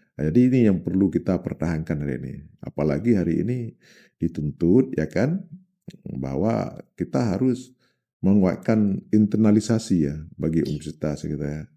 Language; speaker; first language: Indonesian; non-native, local second language; Achinese